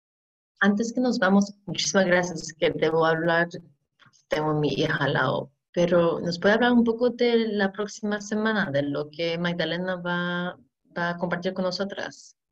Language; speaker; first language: Spanish; non-native, fluent; English